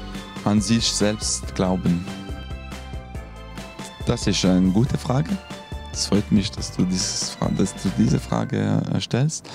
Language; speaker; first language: German; non-native, local second language; French